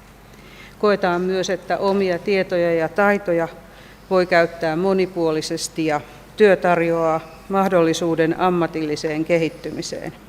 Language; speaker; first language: Finnish; native; Finnish